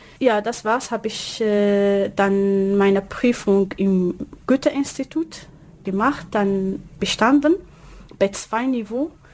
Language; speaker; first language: German; non-native, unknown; Arabic